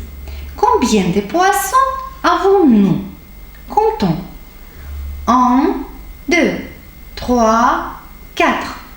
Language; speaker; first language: French; non-native, fluent; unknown